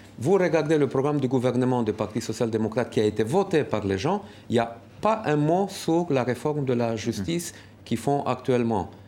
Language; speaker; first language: French; non-native, fluent; Romanian